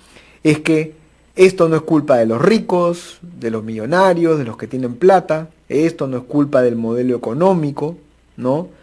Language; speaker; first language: Spanish; native; Spanish